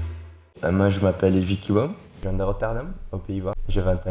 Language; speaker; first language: French; non-native, learner; Dutch